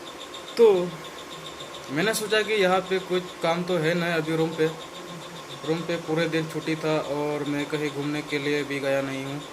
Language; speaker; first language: Hindi; non-native, local second language; Santali